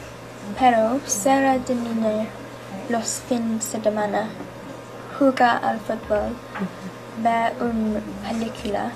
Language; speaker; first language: Spanish; non-native, learner; English